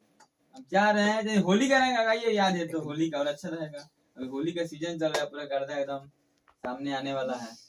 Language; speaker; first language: Hindi; non-native, local second language; Bhojpuri